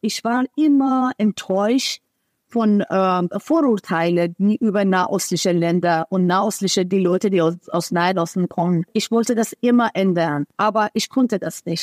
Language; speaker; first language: German; non-native, fluent; Persian